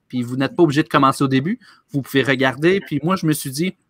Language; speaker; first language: French; native; French